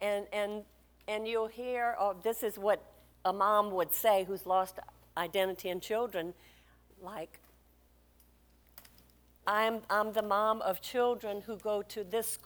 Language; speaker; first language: English; native; English